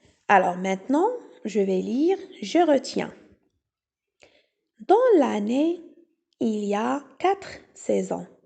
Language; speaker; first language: French; non-native, local second language; Arabic